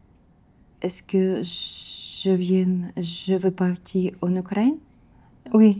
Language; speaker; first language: French; non-native, learner; Ukrainian